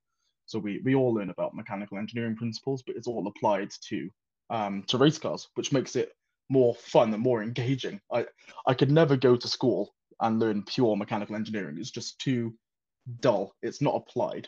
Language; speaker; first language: English; native; English